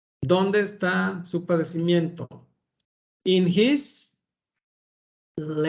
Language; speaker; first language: Spanish; native; Spanish